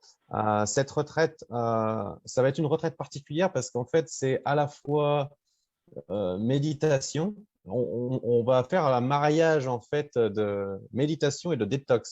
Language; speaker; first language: French; native; French